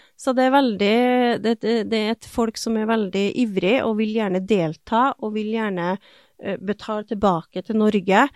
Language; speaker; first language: Norwegian; native; Norwegian